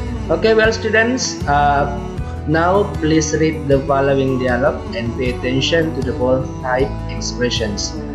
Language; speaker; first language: English; non-native, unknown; Indonesian